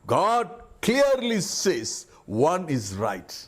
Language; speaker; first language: English; non-native, local second language; Tamil